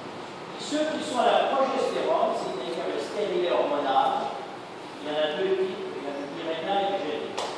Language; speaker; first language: French; native; French